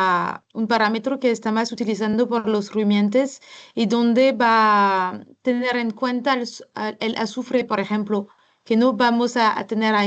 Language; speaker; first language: Spanish; non-native, learner; French